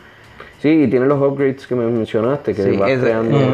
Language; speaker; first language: Spanish; native; Spanish